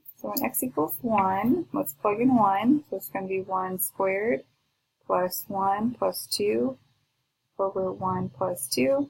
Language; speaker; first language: English; native; English